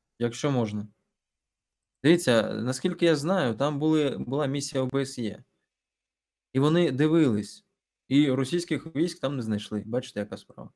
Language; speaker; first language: Ukrainian; non-native, local second language; Russian